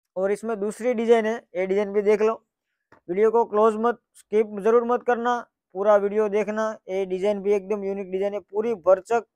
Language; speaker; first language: Hindi; non-native, local second language; Gujarati